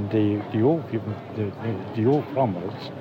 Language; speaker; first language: English; native; English